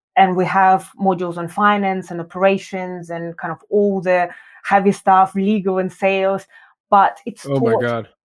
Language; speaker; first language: English; non-native, fluent; Russian